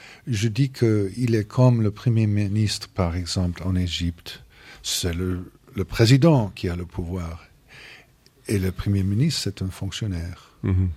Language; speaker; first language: French; non-native, fluent; English